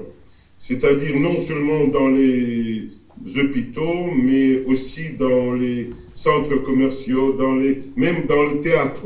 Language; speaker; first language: French; non-native, fluent; Russian